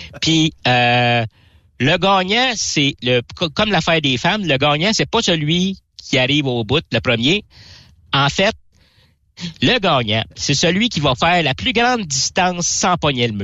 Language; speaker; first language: French; native; French